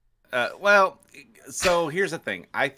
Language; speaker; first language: English; native; English